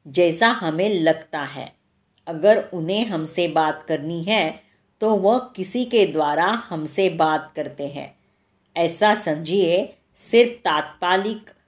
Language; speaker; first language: Hindi; non-native, local second language; Marathi